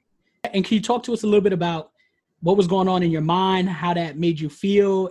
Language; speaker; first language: English; native; English